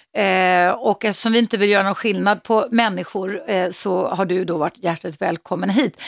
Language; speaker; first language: Swedish; native; Swedish